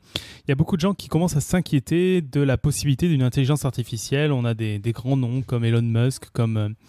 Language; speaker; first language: French; native; French